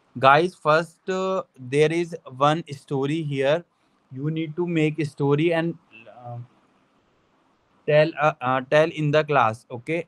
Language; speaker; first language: English; non-native, local second language; Hindi